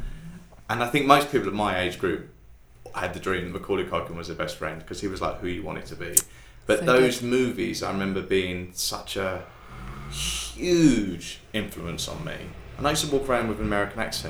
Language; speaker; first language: English; native; English